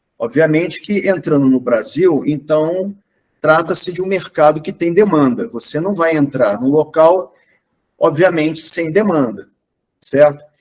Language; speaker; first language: Portuguese; native; Portuguese